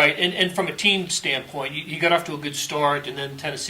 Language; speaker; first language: English; native; English